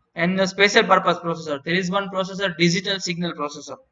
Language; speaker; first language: English; non-native, local second language; Gujarati